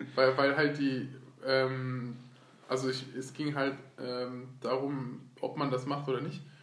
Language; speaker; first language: German; early bilingual, other home language; Turkish